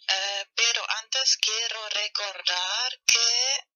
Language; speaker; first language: Spanish; non-native, learner; German